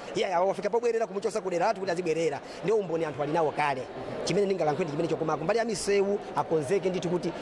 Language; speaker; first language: Nyanja; native; Nyanja